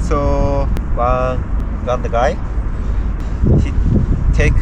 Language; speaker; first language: English; non-native, learner; Japanese